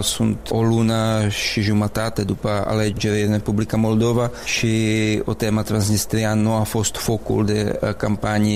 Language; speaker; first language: Romanian; non-native, learner; Czech